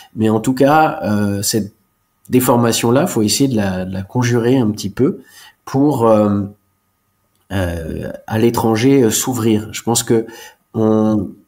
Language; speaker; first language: French; native; French